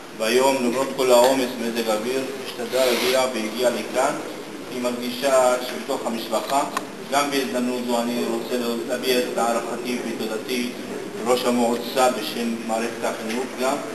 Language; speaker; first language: Hebrew; non-native, local second language; Arabic